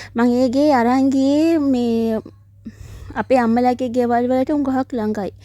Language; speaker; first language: Sinhala; non-native, local second language; Tamil